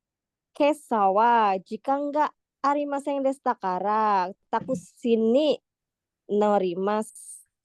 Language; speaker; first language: Japanese; non-native, learner; Indonesian